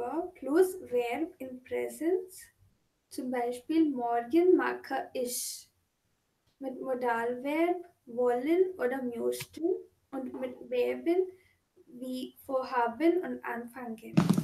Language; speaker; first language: German; non-native, learner; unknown